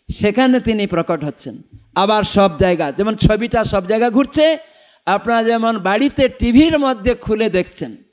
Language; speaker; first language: Bangla; non-native, fluent; Odia